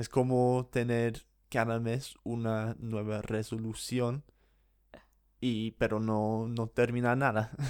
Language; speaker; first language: Spanish; non-native, fluent; English